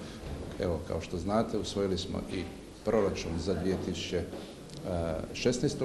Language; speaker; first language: Serbian; native; Serbian